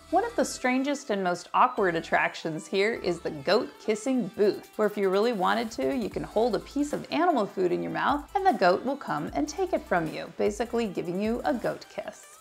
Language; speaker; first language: English; native; English